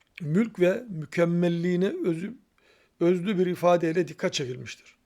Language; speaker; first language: Turkish; native; Turkish